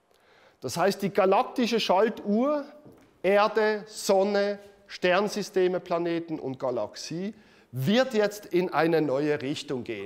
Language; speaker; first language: German; native; German